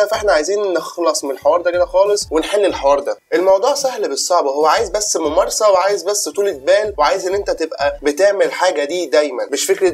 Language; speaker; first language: Arabic; native; Arabic